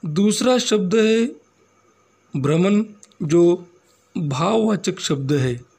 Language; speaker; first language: Hindi; non-native, local second language; Marathi